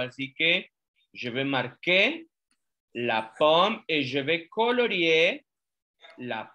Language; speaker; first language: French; non-native, fluent; Spanish